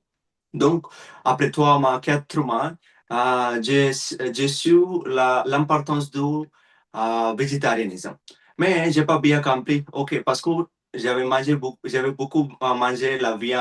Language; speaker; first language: French; non-native, learner; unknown